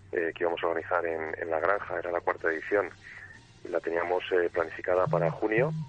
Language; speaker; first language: Spanish; native; Spanish